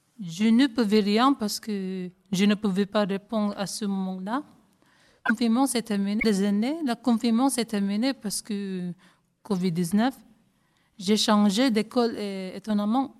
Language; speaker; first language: French; non-native, learner; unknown